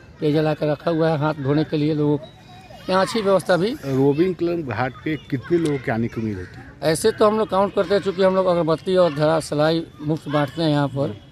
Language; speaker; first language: Hindi; native; Hindi